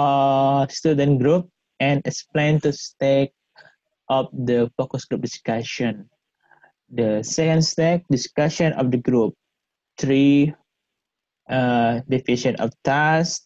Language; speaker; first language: English; non-native, learner; Indonesian